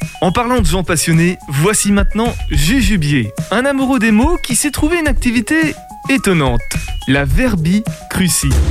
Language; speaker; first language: French; native; French